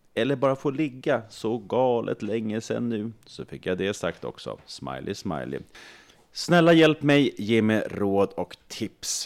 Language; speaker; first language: Swedish; native; Swedish